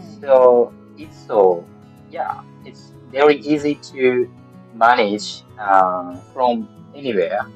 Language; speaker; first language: English; non-native, learner; Japanese